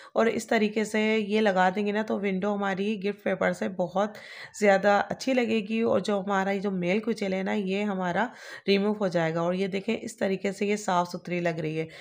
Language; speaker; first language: Urdu; native; Urdu